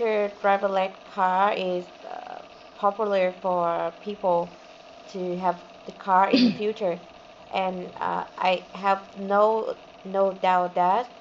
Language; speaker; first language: English; non-native, learner; Vietnamese